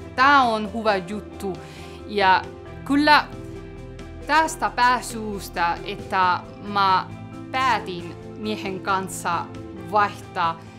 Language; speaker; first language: Finnish; non-native, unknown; Spanish